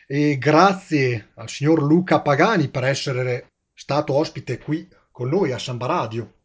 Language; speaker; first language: Italian; native; Italian